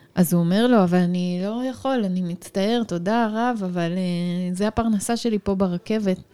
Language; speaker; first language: Hebrew; native; Hebrew